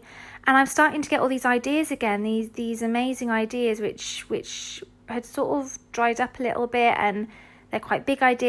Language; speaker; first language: English; native; English